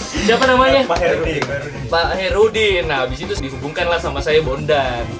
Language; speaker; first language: Indonesian; native; Indonesian